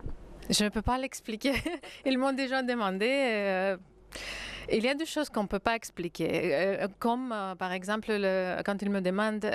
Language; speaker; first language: French; non-native, fluent; Greek